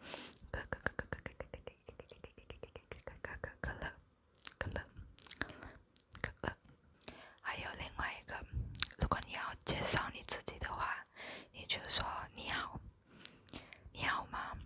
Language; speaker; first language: Chinese; non-native, local second language; English